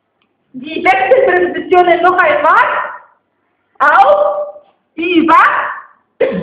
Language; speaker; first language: German; non-native, fluent; Arabic